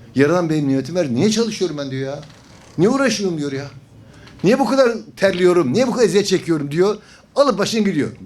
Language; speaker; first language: Turkish; native; Turkish